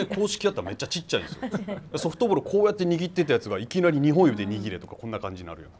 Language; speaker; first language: Japanese; native; Japanese